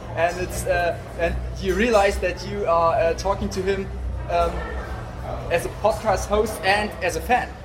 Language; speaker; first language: English; non-native, fluent; German